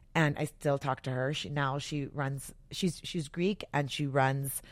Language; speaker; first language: English; native; English